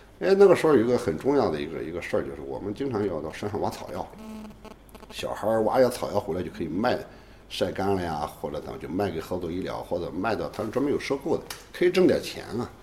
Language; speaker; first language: Chinese; native; Chinese